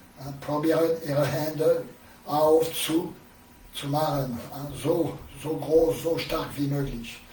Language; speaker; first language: German; non-native, learner; French